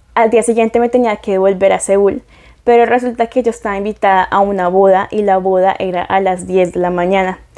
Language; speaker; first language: Spanish; native; Spanish